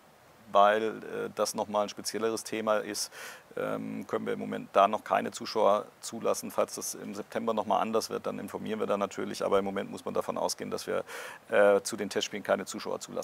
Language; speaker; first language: German; native; German